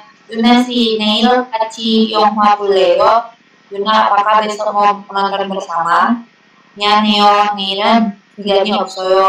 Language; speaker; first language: Korean; non-native, learner; Indonesian